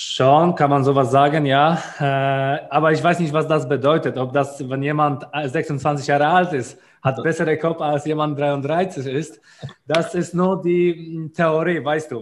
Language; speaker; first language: German; non-native, learner; Polish